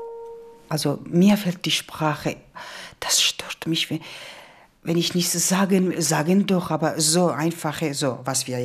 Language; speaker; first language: German; non-native, learner; Georgian